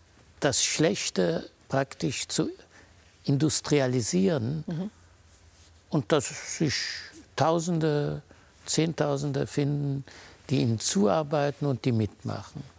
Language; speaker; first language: German; early bilingual, heritage; German